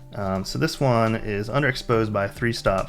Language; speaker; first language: English; native; English